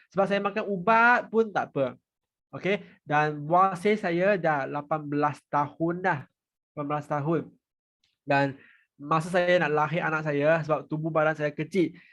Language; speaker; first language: Malay; non-native, local second language; Chinese